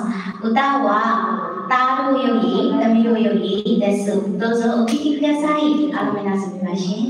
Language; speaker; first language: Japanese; non-native, learner; Burmese